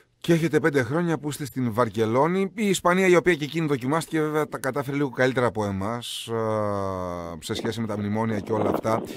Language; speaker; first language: Greek; native; Greek